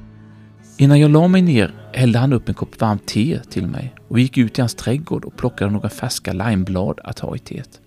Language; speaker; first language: Swedish; native; Swedish